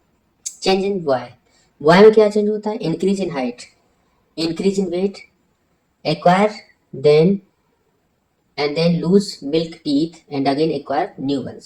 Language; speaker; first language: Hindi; native; Hindi